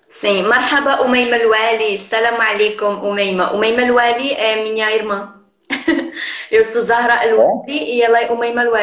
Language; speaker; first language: Portuguese; non-native, fluent; Arabic